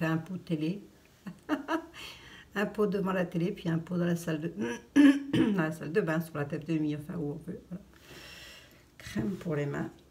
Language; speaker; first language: French; native; French